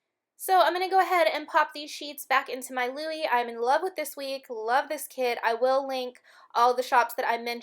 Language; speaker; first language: English; native; English